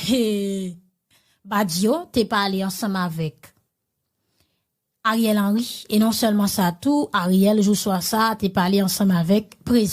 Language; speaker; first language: Haitian Creole; native; Haitian Creole